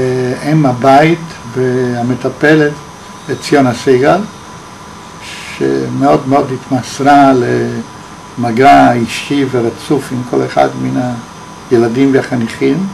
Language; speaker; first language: Hebrew; native; Hebrew